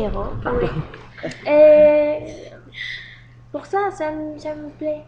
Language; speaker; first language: French; non-native, learner; Bulgarian